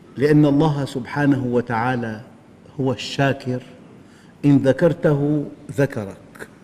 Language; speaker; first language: Arabic; native; Arabic